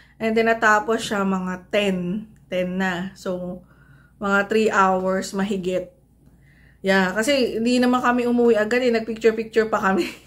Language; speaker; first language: Filipino; non-native, local second language; Cebuano